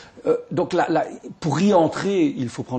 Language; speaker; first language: French; native; French